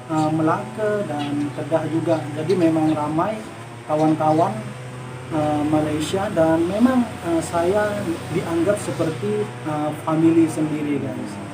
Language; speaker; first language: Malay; non-native, local second language; Madurese